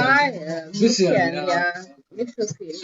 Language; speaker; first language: German; non-native, learner; Ukrainian